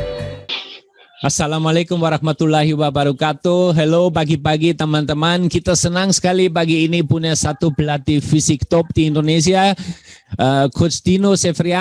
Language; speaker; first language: Indonesian; non-native, learner; German